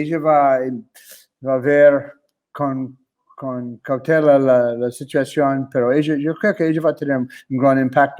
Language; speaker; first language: Spanish; non-native, fluent; English